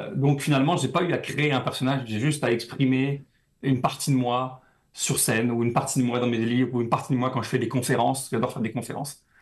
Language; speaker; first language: French; native; French